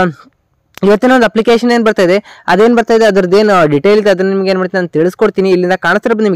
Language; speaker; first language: Kannada; native; Kannada